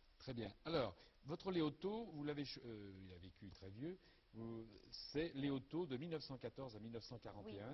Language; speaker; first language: French; native; French